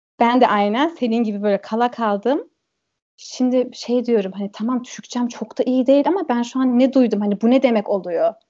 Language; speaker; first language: Turkish; early bilingual, heritage; Turkish